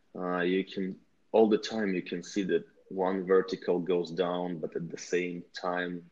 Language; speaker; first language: English; non-native, fluent; Russian